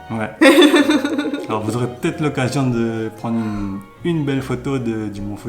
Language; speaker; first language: French; native; French